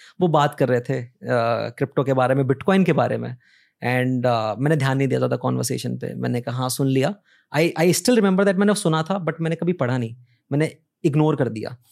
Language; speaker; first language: Hindi; native; Hindi